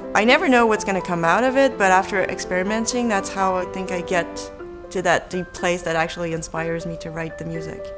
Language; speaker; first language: English; native; English